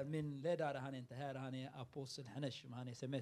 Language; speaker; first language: Swedish; non-native, learner; Tigrinya